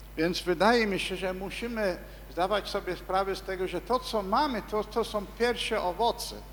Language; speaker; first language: Polish; non-native, fluent; English